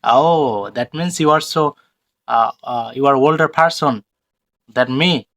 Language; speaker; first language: English; non-native, fluent; Bangla